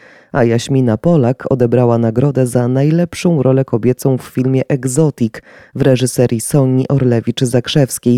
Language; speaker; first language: Polish; native; Polish